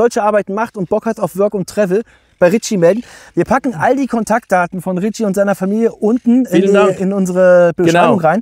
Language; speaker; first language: German; native; German